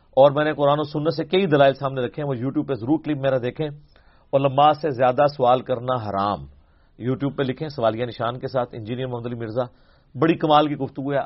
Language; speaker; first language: Urdu; non-native, local second language; Punjabi